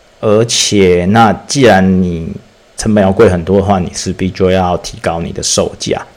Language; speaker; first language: Chinese; native; Chinese